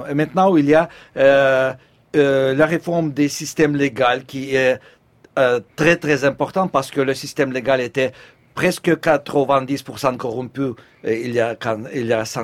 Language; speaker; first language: French; non-native, fluent; Russian